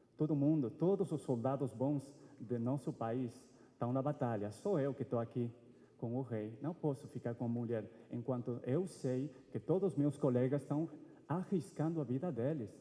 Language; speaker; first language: Portuguese; non-native, fluent; Spanish